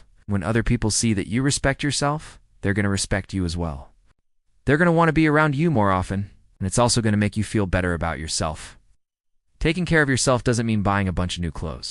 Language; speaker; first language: English; native; English